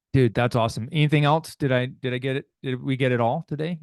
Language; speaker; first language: English; native; English